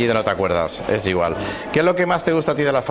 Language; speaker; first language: Spanish; native; Spanish